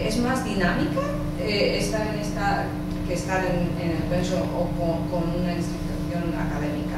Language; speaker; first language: Spanish; early bilingual, heritage; English